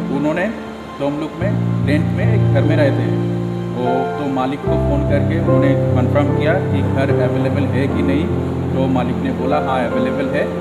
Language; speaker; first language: Hindi; non-native, local second language; Bangla